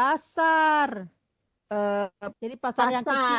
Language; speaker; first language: Indonesian; native; Indonesian